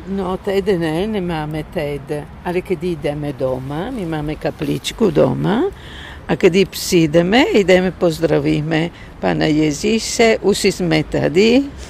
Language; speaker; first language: Czech; non-native, learner; Italian